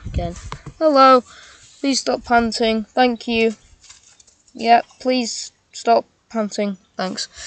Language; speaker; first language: English; native; English